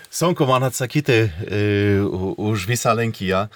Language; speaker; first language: Lithuanian; non-native, fluent; Polish